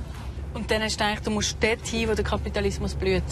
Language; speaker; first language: German; native; German